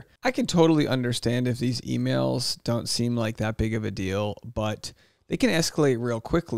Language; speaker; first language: English; native; English